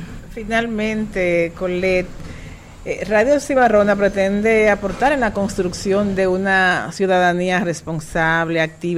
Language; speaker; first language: Spanish; native; Spanish